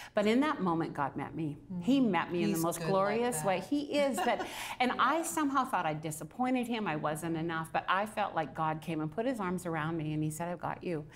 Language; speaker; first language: English; native; English